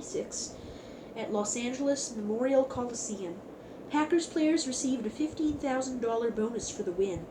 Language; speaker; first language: English; native; English